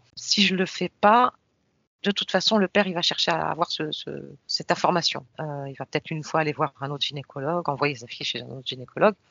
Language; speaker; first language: French; native; French